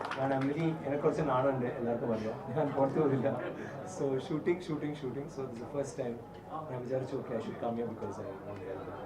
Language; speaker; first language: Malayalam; non-native, learner; Tamil